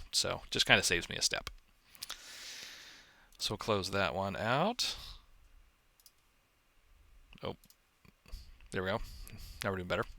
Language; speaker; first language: English; native; English